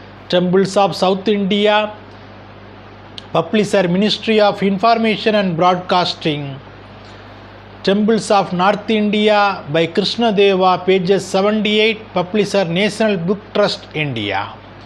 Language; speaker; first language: English; non-native, local second language; Tamil